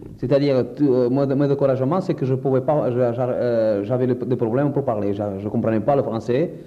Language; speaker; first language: French; non-native, fluent; Portuguese